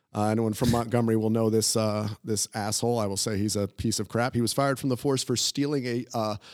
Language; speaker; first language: English; native; English